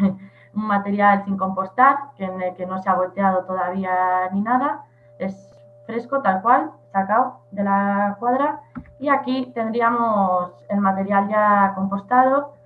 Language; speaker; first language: Spanish; native; Spanish